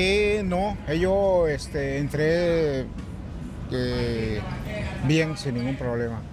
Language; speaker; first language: Spanish; non-native, learner; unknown